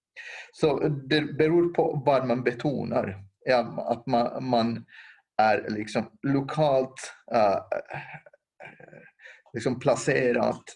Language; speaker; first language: Swedish; non-native, local second language; Finnish